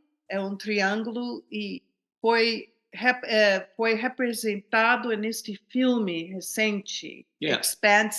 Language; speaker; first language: Portuguese; non-native, fluent; English